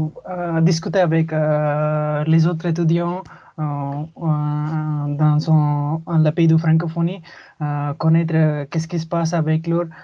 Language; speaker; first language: French; non-native, learner; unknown